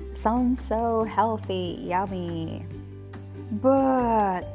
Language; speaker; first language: English; non-native, fluent; Indonesian